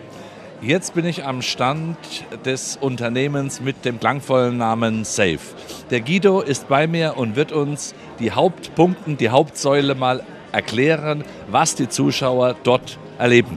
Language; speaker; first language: German; native; German